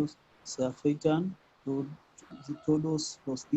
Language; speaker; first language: Spanish; non-native, learner; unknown